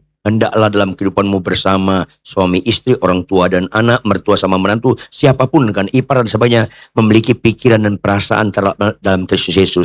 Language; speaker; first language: Indonesian; native; Indonesian